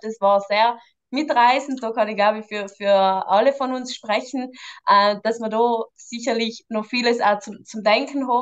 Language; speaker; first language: German; native; German